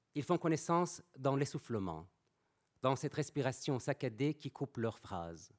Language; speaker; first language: French; non-native, fluent; Persian